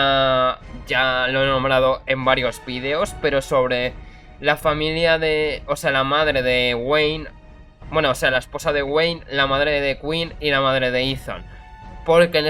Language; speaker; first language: Spanish; native; Spanish